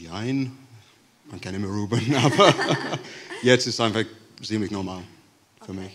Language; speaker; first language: German; non-native, fluent; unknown